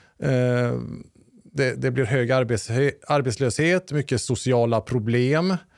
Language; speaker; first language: Swedish; native; Swedish